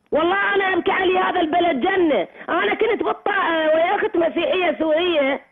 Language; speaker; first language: Arabic; native; Arabic